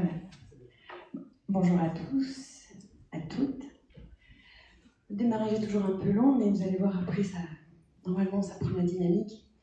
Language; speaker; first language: French; native; French